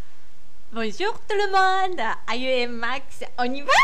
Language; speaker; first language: French; non-native, fluent; Japanese